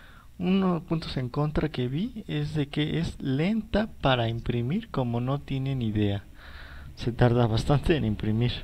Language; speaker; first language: Spanish; native; Spanish